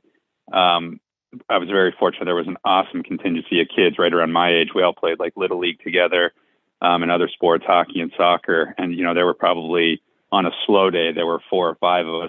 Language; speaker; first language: English; native; English